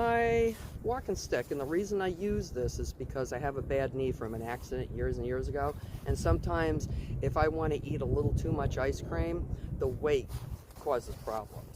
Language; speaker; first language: English; native; English